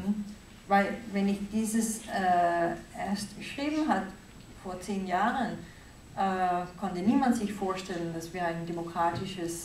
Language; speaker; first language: German; non-native, fluent; Danish